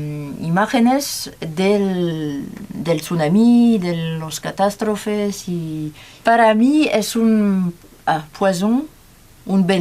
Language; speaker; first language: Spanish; non-native, learner; French